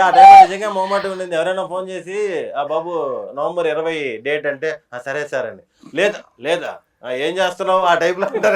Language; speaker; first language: Telugu; native; Telugu